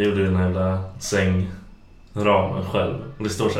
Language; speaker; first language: Swedish; native; Swedish